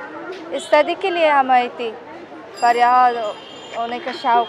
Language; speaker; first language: Hindi; non-native, learner; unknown